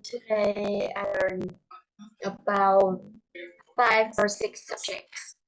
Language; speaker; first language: English; non-native, learner; Vietnamese